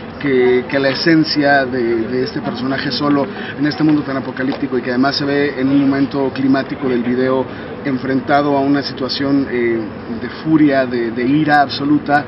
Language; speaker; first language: Spanish; native; Spanish